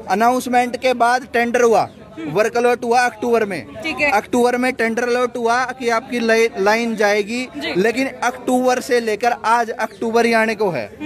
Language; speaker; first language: Hindi; native; Hindi